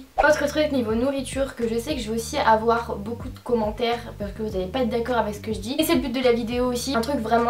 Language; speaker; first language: French; native; French